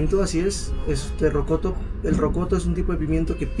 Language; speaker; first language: Spanish; native; Spanish